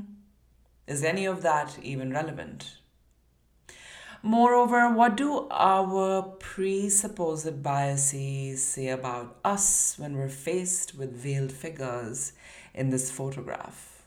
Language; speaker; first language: English; non-native, local second language; Urdu